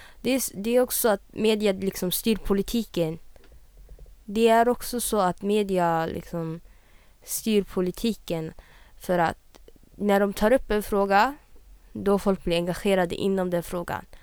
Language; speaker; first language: Swedish; native; Swedish